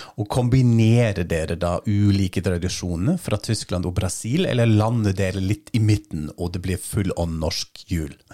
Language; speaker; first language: Norwegian; non-native, fluent; German